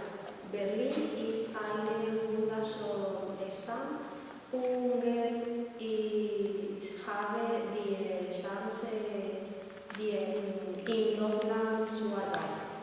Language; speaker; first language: German; non-native, learner; Spanish